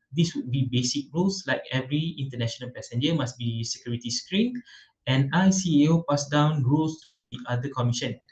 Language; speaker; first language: English; non-native, local second language; Malay